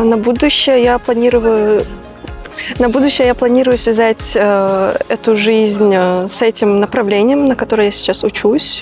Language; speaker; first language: Russian; non-native, fluent; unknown